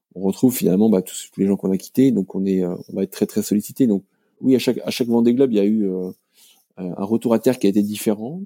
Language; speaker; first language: French; native; French